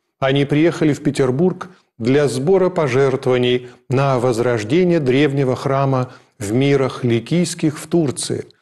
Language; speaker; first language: Russian; native; Russian